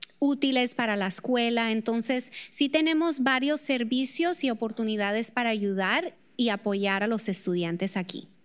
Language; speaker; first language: Spanish; non-native, fluent; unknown